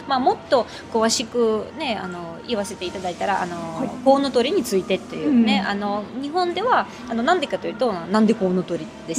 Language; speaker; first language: Japanese; non-native, fluent; Russian